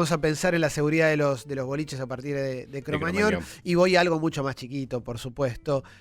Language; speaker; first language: Spanish; native; Spanish